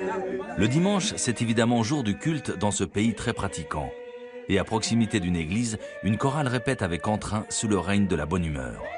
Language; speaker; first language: French; native; French